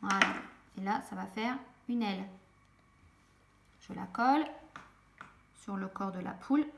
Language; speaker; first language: French; native; French